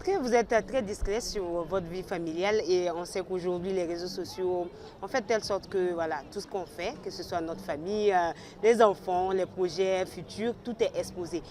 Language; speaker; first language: French; non-native, local second language; Bambara